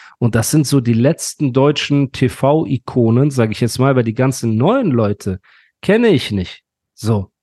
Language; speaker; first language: German; early bilingual, other home language; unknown